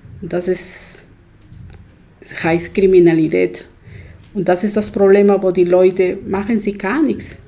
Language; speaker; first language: German; non-native, learner; Spanish